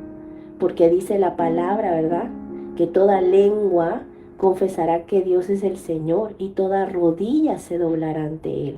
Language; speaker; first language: Spanish; native; Spanish